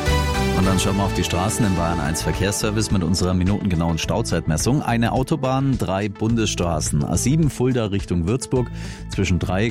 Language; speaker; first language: German; native; German